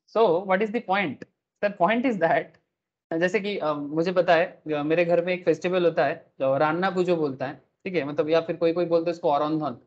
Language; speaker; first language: Hindi; non-native, local second language; Bangla